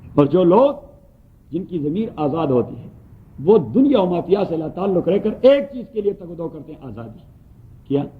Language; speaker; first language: Urdu; non-native, local second language; Pashto